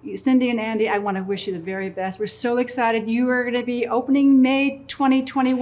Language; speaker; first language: English; native; English